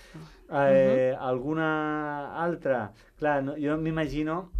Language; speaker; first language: Catalan; native; Catalan